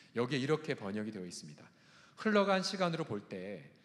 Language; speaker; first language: Korean; native; Korean